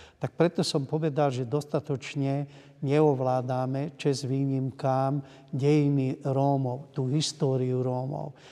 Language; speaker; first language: Slovak; non-native, local second language; Hungarian